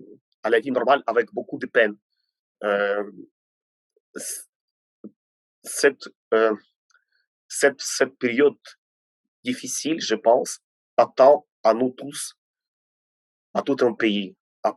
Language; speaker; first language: French; non-native, fluent; Ukrainian